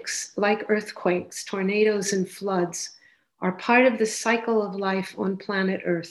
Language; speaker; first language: English; native; English